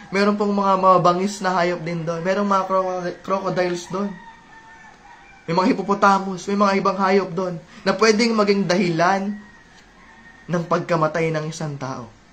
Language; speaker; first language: Filipino; native; Filipino